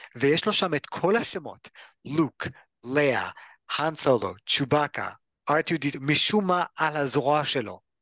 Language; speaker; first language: Hebrew; early bilingual, other home language; English